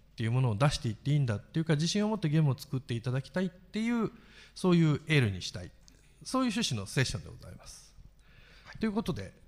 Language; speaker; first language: Japanese; native; Japanese